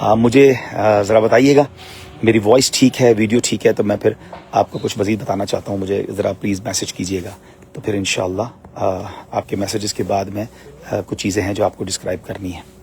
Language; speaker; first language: Urdu; native; Urdu